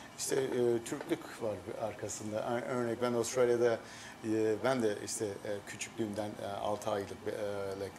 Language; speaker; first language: Turkish; early bilingual, heritage; Turkish